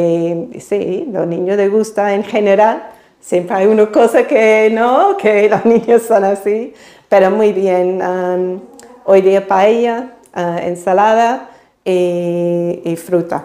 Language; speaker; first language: Spanish; non-native, fluent; English